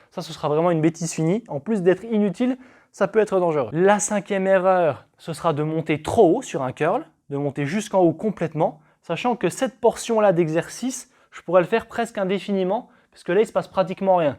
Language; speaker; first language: French; native; French